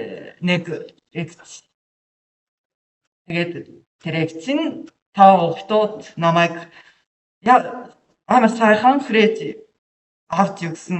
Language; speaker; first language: Mongolian; non-native, learner; Japanese